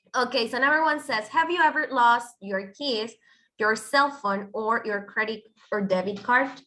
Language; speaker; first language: English; non-native, fluent; Spanish